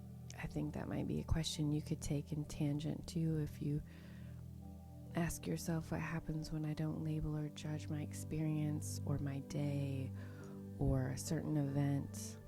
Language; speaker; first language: English; native; English